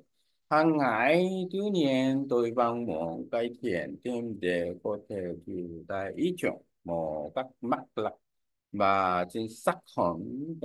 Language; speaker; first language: Vietnamese; non-native, learner; Korean